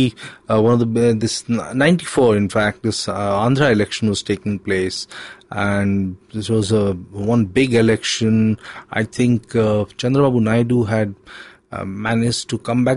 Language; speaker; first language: English; non-native, local second language; Hindi